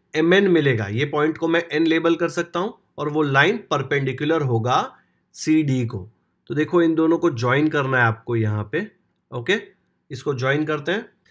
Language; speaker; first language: Hindi; non-native, local second language; Marathi